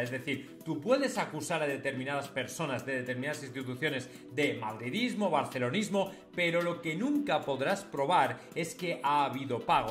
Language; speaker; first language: Spanish; native; Spanish